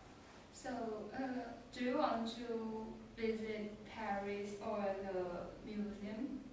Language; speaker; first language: English; non-native, learner; Chinese